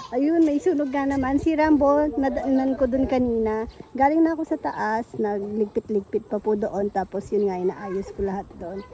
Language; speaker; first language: Filipino; non-native, local second language; Pampanga